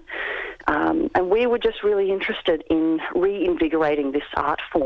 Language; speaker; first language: English; native; English